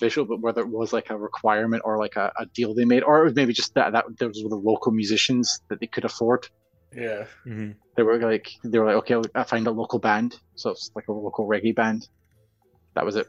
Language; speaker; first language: English; native; English